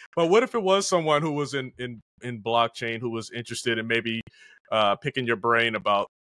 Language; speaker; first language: English; native; English